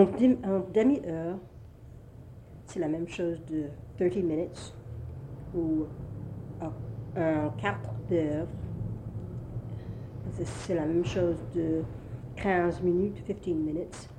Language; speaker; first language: French; non-native, learner; English